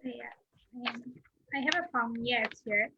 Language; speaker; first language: English; non-native, learner; Burmese